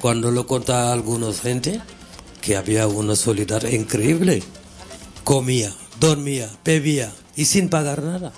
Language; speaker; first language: Spanish; non-native, fluent; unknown